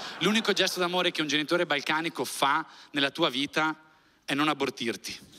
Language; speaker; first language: Italian; early bilingual, other home language; Albanian